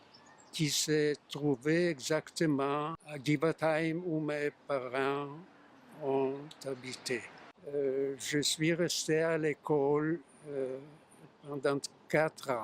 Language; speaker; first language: French; non-native, fluent; Yiddish